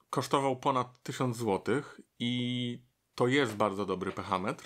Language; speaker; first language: Polish; native; Polish